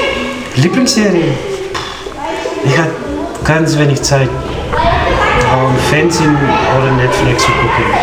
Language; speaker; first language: German; non-native, fluent; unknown